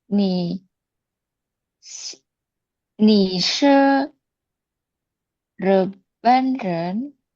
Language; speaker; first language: Chinese; non-native, learner; Indonesian